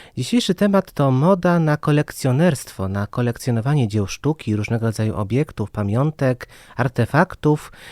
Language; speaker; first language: Polish; native; Polish